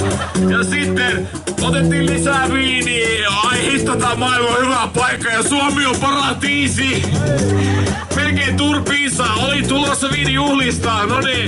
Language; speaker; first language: Finnish; native; Finnish